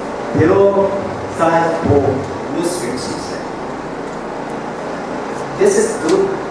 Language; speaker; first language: English; non-native, learner; Japanese